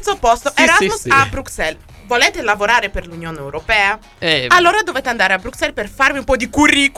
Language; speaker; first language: Italian; native; Italian